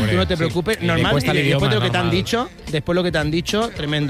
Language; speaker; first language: Spanish; native; Spanish